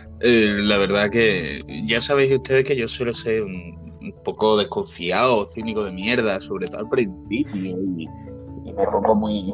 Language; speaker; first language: Spanish; native; Spanish